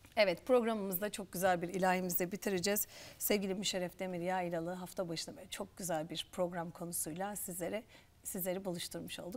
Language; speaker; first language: Turkish; native; Turkish